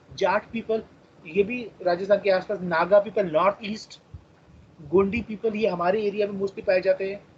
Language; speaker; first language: Hindi; non-native, local second language; Marathi